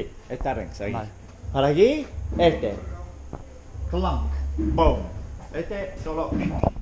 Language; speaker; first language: Spanish; non-native, learner; English